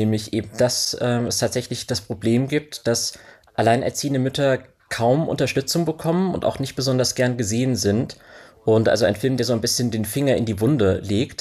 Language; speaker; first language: German; native; German